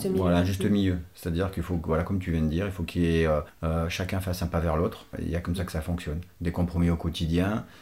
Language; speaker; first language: French; non-native, fluent; Portuguese